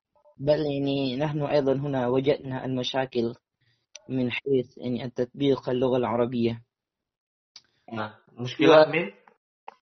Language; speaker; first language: Arabic; non-native, learner; Indonesian